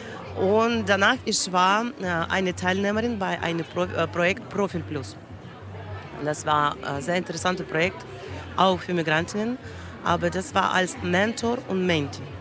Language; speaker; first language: German; non-native, learner; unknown